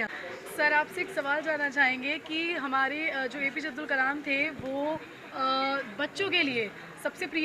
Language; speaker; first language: Hindi; native; Hindi